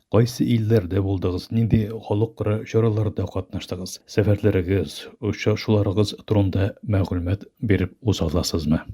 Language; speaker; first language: Tatar; early bilingual, heritage; Tatar